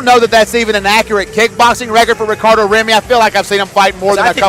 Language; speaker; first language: English; native; English